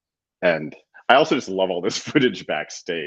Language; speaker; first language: English; native; English